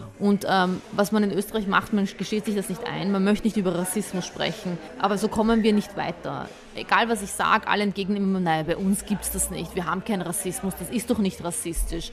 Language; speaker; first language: German; early bilingual, other home language; Bosnian